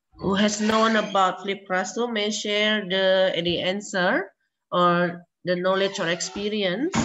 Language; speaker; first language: English; non-native, fluent; Indonesian